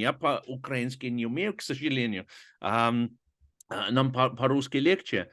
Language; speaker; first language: Russian; non-native, fluent; English